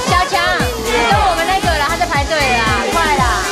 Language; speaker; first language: Chinese; native; Chinese